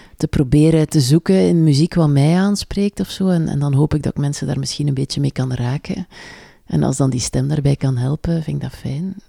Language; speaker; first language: Dutch; native; Dutch